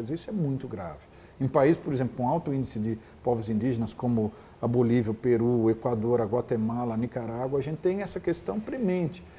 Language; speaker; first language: Portuguese; native; Portuguese